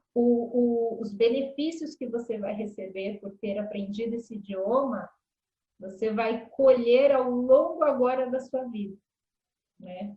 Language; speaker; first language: Portuguese; native; Portuguese